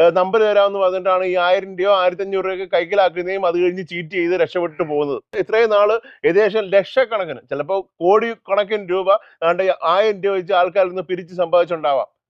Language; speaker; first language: Malayalam; native; Malayalam